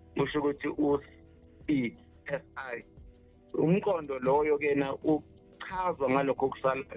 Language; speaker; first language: Zulu; native; Zulu